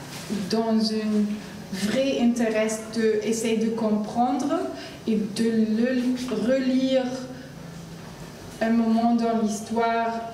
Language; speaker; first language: French; non-native, learner; Arabic